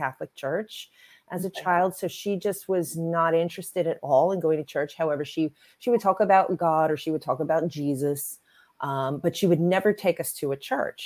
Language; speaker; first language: English; native; English